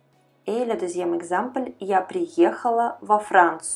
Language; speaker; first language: French; non-native, fluent; Russian